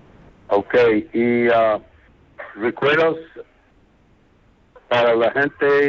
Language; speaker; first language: Spanish; non-native, learner; English